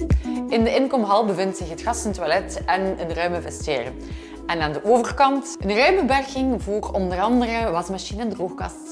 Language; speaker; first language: Dutch; native; Dutch